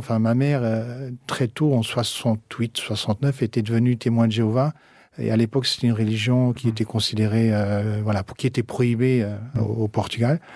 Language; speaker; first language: French; early bilingual, other home language; Portuguese